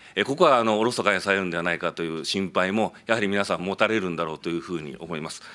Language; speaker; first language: Japanese; native; Japanese